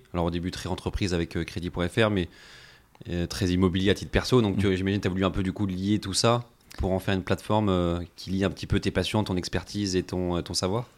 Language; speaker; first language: French; native; French